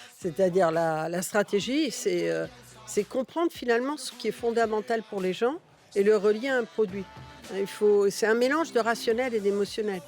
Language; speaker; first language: French; early bilingual, other home language; Catalan